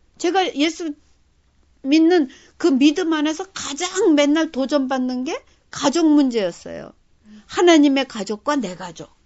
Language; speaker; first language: Korean; native; Korean